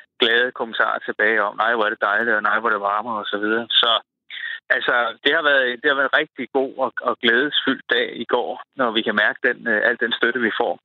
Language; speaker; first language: Danish; native; Danish